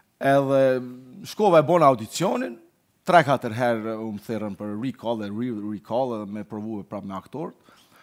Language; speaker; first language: Albanian; native; Albanian